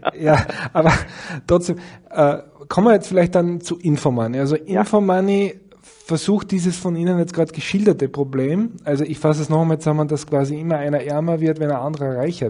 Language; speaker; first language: German; native; German